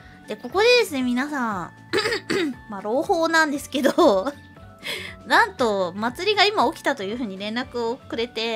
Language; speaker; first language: Japanese; native; Japanese